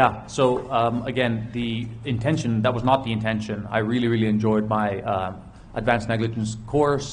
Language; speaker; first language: English; native; English